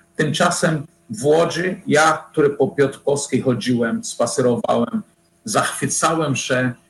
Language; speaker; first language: Polish; non-native, fluent; Portuguese